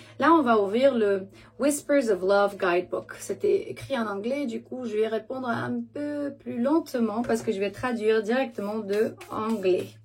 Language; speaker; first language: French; non-native, fluent; Romanian